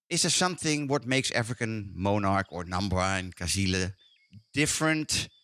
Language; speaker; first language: English; non-native, fluent; Dutch